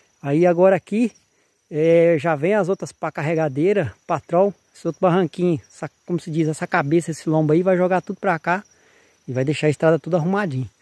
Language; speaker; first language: Portuguese; native; Portuguese